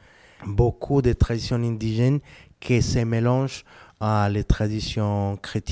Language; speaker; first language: French; non-native, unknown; Spanish